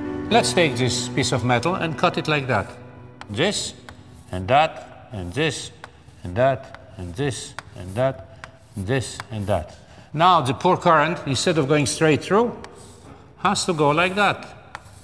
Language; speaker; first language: English; non-native, fluent; Polish